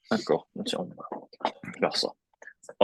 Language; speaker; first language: French; non-native, fluent; English